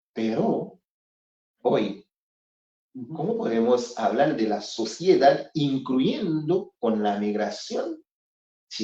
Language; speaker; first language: Spanish; non-native, fluent; Haitian Creole